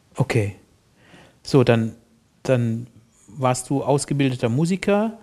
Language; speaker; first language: German; native; German